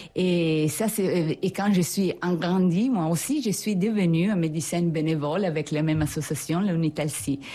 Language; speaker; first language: French; non-native, fluent; Italian